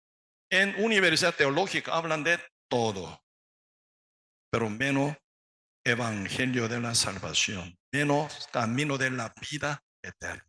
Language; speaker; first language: Spanish; non-native, learner; Korean